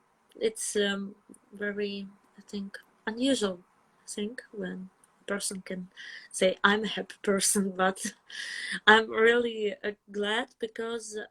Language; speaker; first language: English; non-native, fluent; Russian